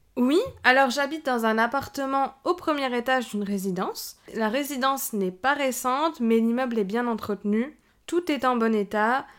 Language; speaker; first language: French; native; French